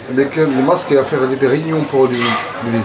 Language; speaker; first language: French; non-native, learner; Arabic